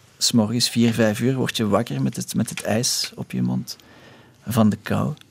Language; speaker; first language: Dutch; native; Dutch